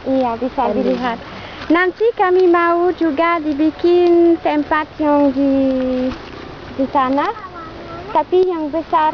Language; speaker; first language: Indonesian; non-native, fluent; French